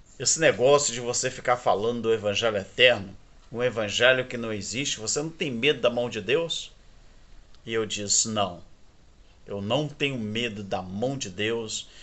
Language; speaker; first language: Portuguese; native; Portuguese